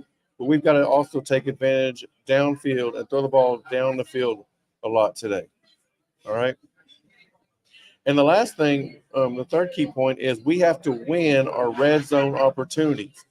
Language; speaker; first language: English; native; English